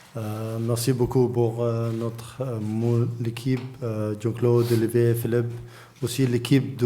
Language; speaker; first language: French; non-native, learner; Arabic